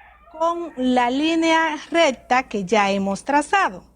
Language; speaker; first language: Spanish; native; Spanish